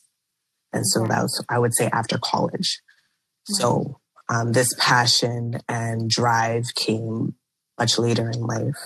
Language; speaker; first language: English; native; English